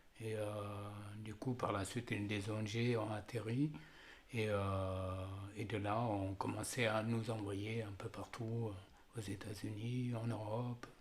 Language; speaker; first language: French; early bilingual, other home language; Amharic